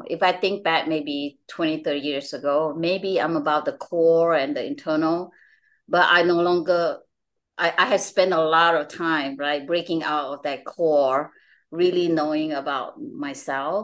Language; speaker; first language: English; non-native, local second language; Chinese